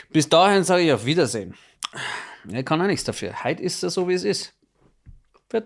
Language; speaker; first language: German; native; German